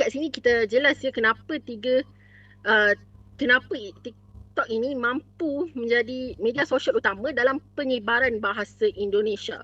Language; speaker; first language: Malay; native; Malay